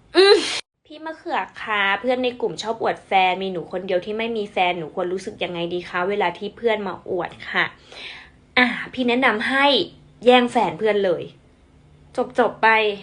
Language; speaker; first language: Thai; non-native, local second language; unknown